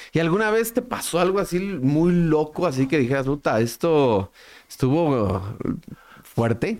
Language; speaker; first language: Spanish; native; Spanish